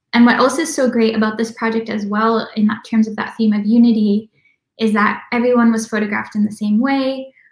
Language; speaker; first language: English; native; English